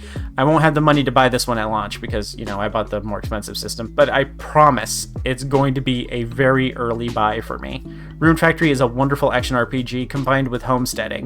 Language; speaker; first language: English; native; English